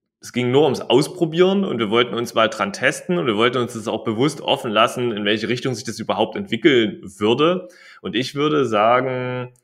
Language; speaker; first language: German; native; German